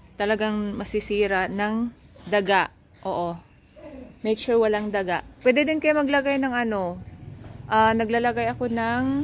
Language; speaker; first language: Filipino; non-native, local second language; Cebuano